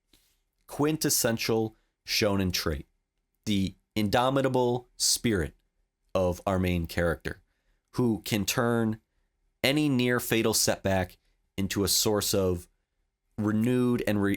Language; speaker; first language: English; native; English